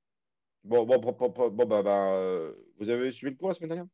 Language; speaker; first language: French; native; French